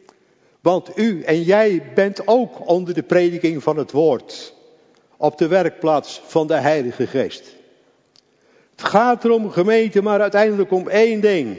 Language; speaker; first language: Dutch; native; Dutch